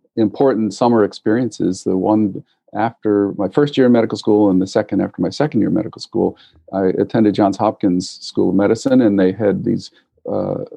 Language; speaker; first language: English; native; English